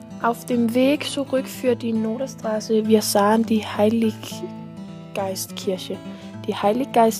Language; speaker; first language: German; non-native, learner; Danish